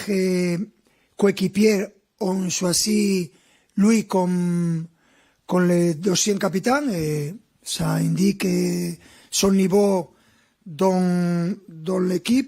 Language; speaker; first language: French; non-native, fluent; Spanish